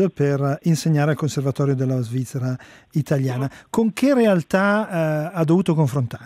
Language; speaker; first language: Italian; native; Italian